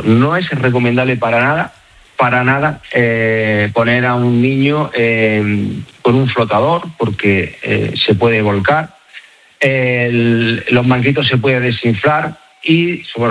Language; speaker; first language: Spanish; native; Spanish